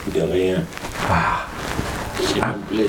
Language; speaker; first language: French; non-native, learner; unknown